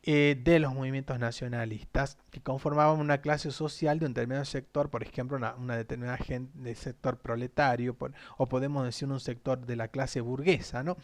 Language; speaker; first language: Spanish; native; Spanish